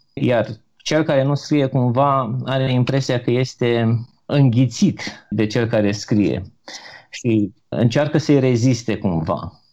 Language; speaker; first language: Romanian; native; Romanian